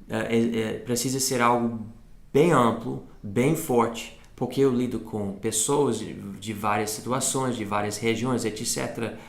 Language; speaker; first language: Portuguese; non-native, fluent; English